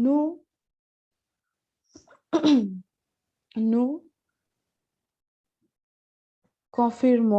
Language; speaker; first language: French; non-native, learner; Bangla